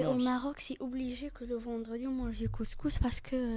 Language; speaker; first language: French; early bilingual, other home language; Arabic